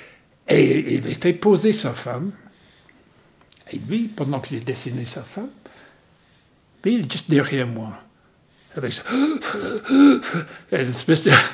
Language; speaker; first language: French; non-native, fluent; English